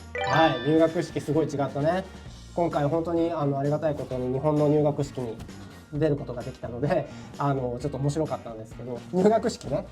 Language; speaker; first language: Japanese; native; Japanese